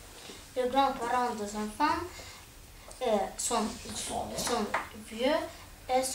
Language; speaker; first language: French; non-native, learner; Russian